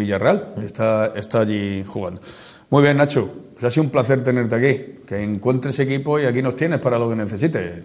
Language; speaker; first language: Spanish; native; Spanish